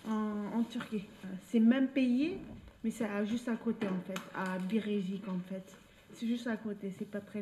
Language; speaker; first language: French; non-native, learner; Turkish